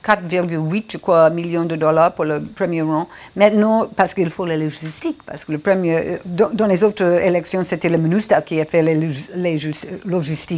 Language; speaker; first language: French; non-native, fluent; English